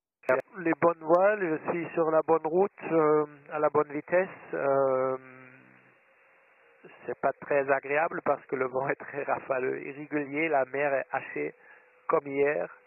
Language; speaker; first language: French; non-native, fluent; German